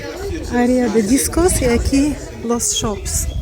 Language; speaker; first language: Spanish; non-native, fluent; Russian